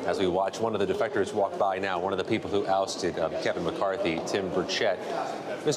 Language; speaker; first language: English; native; English